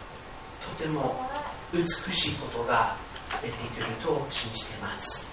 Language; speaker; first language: Japanese; non-native, fluent; English